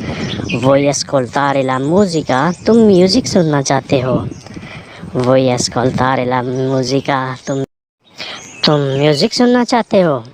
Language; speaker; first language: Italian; non-native, learner; Urdu